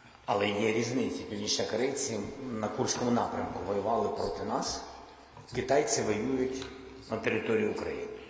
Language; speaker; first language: Ukrainian; non-native, local second language; Russian